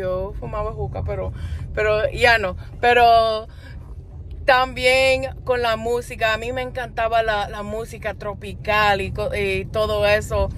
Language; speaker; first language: Spanish; non-native, fluent; English